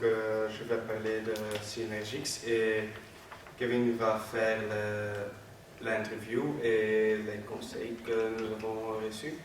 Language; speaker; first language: French; non-native, learner; Dutch